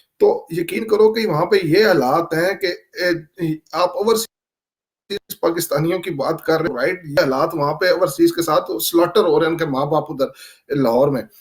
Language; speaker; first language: Urdu; non-native, local second language; Punjabi